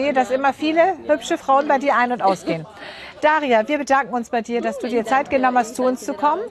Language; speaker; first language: German; native; German